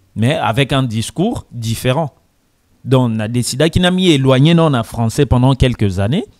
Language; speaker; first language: French; non-native, local second language; Lingala